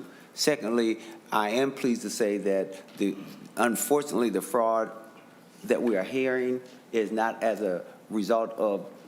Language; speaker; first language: English; native; English